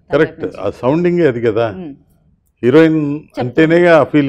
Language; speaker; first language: Telugu; native; Telugu